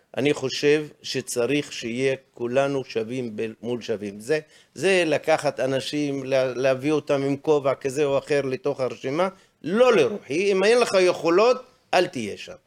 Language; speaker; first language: Hebrew; non-native, local second language; Arabic